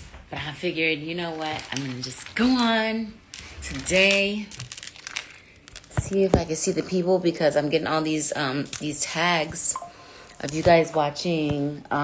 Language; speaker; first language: English; native; English